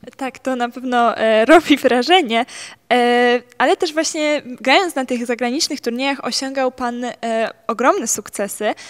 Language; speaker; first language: Polish; native; Polish